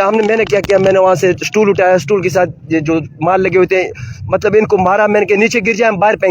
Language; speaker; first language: Urdu; native; Urdu